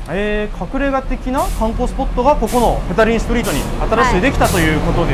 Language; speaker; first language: Japanese; native; Japanese